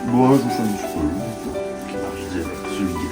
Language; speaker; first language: French; native; French